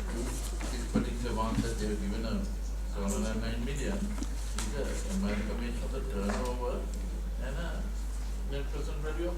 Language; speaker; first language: English; non-native, local second language; Sinhala